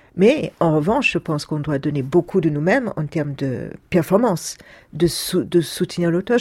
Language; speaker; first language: French; non-native, fluent; English